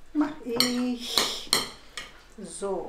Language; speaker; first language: German; non-native, learner; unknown